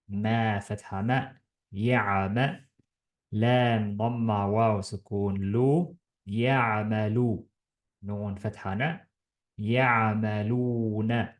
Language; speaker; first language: Arabic; non-native, fluent; Estonian